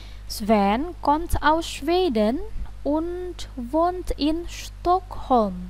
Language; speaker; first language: German; non-native, fluent; Indonesian